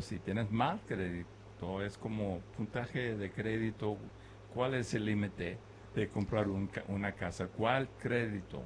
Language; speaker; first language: Spanish; early bilingual, other home language; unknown